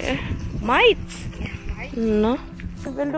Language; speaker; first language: Danish; non-native, learner; Filipino